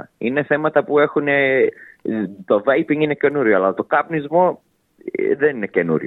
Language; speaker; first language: Greek; early bilingual, heritage; English